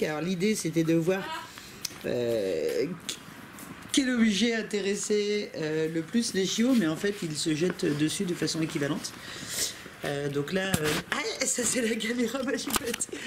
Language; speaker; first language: French; native; French